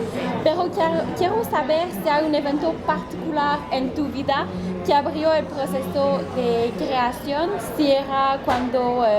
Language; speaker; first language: Spanish; non-native, learner; French